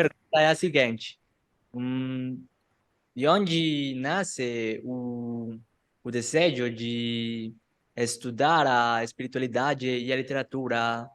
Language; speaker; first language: Portuguese; non-native, learner; Spanish